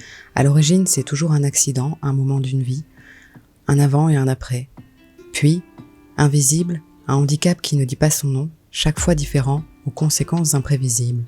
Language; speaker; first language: French; native; French